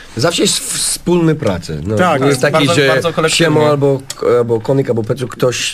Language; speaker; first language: Polish; non-native, learner; English